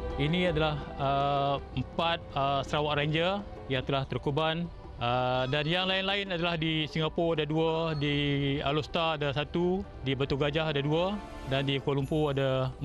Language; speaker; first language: Malay; native; Malay